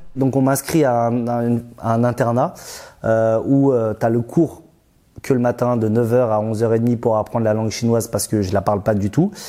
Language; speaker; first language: French; early bilingual, other home language; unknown